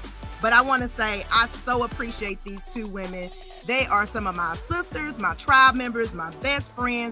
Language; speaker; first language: English; native; English